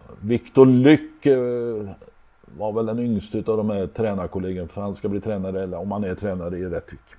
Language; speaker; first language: Swedish; native; Swedish